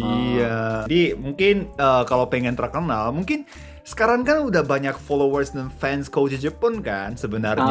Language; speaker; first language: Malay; non-native, fluent; Japanese